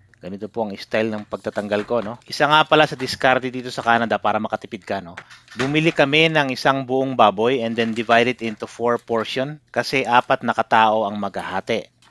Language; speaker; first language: Filipino; non-native, local second language; Iloko